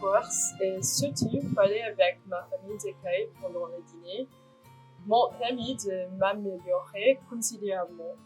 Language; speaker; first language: French; non-native, fluent; English